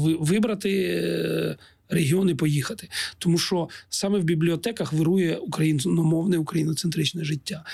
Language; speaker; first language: Ukrainian; non-native, local second language; Russian